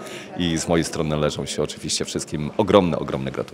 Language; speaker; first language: Polish; native; Polish